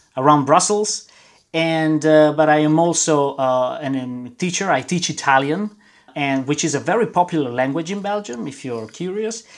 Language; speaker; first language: English; non-native, fluent; Italian